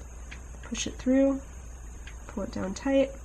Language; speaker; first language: English; native; English